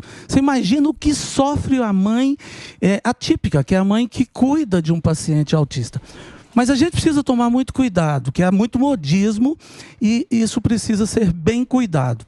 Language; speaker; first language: Portuguese; native; Portuguese